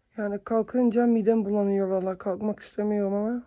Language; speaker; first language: Turkish; early bilingual, heritage; Turkish